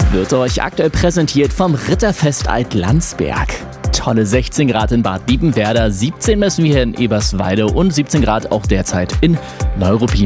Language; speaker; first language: German; native; German